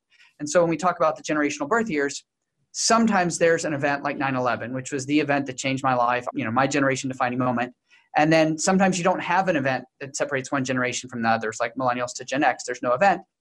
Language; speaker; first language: English; native; English